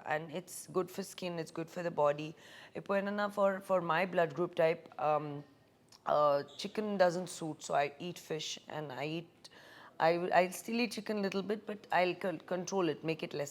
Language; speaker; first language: Tamil; non-native, learner; Hindi